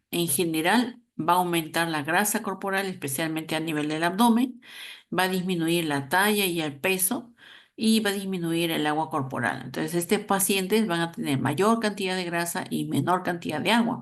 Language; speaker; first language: Spanish; native; Spanish